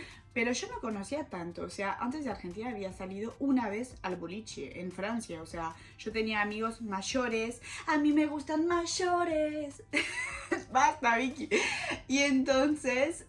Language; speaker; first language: Spanish; non-native, fluent; French